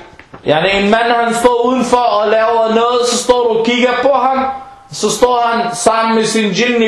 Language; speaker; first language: Danish; non-native, fluent; Arabic